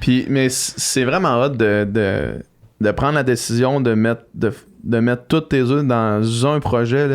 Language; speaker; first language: French; native; French